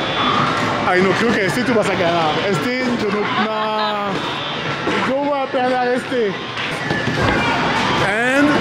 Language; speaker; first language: Spanish; non-native, learner; English